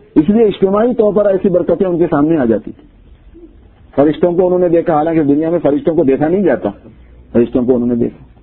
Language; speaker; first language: Urdu; native; Urdu